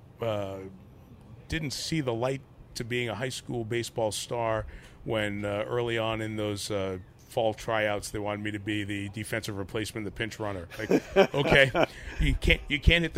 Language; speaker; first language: English; native; English